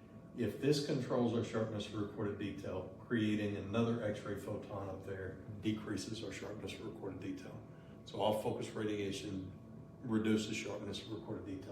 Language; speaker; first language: English; native; English